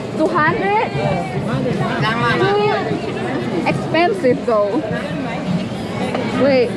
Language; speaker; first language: English; non-native, learner; Indonesian